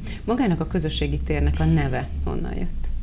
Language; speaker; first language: Hungarian; native; Hungarian